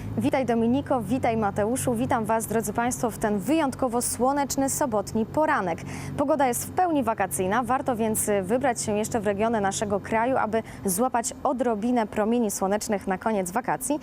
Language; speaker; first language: Polish; native; Polish